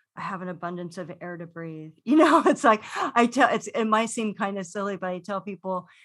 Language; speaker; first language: English; native; English